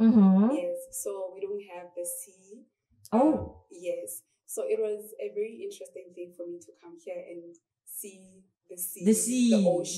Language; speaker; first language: English; non-native, local second language; Southern Sotho